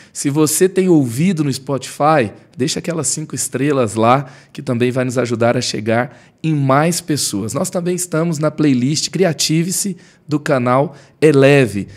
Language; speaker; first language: Portuguese; native; Portuguese